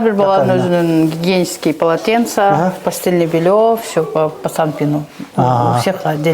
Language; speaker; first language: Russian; non-native, local second language; Kyrgyz